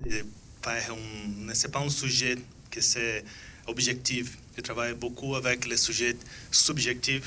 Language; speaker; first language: French; non-native, fluent; Portuguese